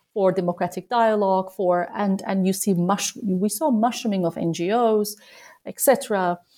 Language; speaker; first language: English; non-native, fluent; Turkish